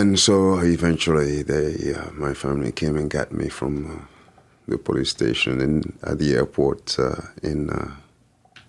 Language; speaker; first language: English; non-native, fluent; French